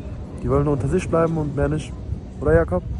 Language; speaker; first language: German; native; German